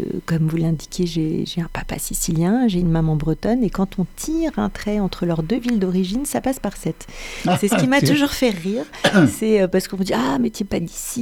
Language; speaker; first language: French; native; French